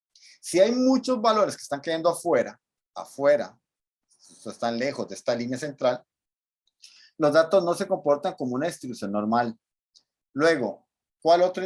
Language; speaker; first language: Spanish; native; Spanish